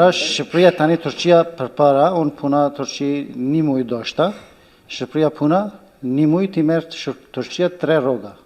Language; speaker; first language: Albanian; non-native, learner; Turkish